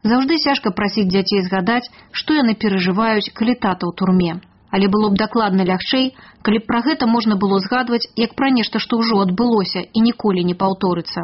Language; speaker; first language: Belarusian; native; Belarusian